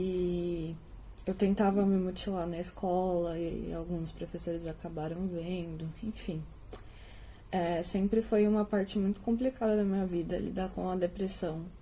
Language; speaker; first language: Portuguese; native; Portuguese